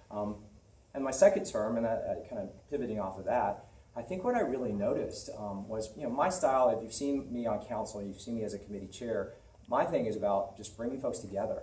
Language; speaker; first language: English; native; English